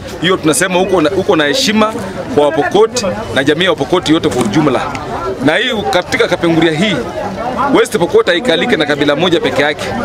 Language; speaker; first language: Swahili; non-native, local second language; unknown